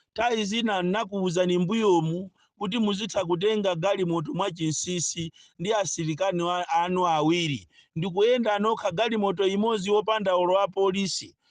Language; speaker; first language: Nyanja; non-native, local second language; Yao